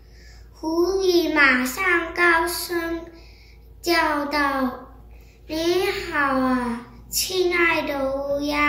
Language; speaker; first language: Chinese; early bilingual, heritage; Chinese